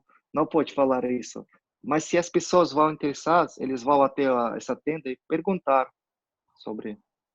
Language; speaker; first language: Portuguese; non-native, fluent; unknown